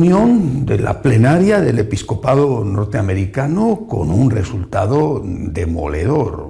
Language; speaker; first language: Spanish; native; Spanish